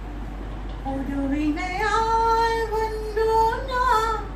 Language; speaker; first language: Malayalam; non-native, learner; Assamese